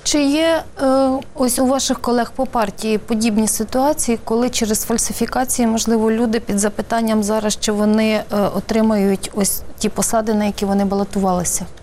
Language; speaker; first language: Ukrainian; native; Ukrainian